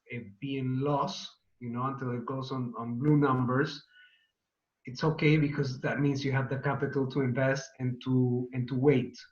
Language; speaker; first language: English; non-native, fluent; Spanish